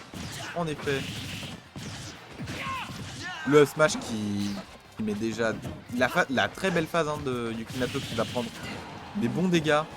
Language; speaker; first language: French; native; French